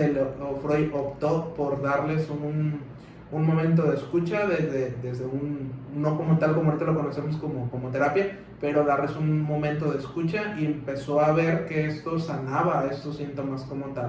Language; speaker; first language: Spanish; native; Spanish